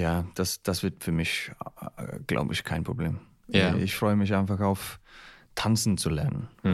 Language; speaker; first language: German; non-native, learner; Icelandic